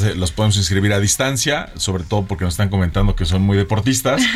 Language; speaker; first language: Spanish; native; Spanish